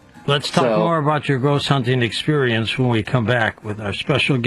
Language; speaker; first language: English; native; English